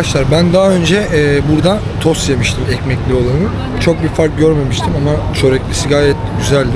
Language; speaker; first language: Turkish; native; Turkish